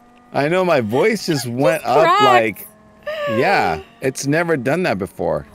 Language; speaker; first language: English; native; English